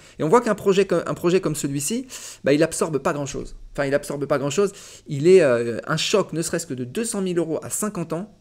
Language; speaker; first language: French; native; French